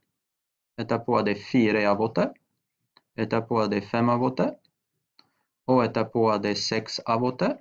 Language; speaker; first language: Norwegian; non-native, fluent; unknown